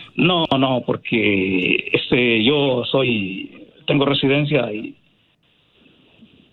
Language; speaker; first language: Spanish; native; Spanish